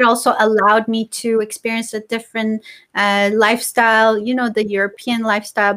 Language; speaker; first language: English; non-native, fluent; Persian